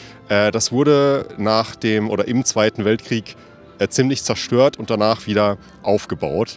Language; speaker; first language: German; native; German